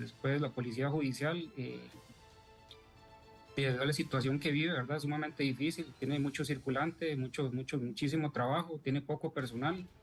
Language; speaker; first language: Spanish; native; Spanish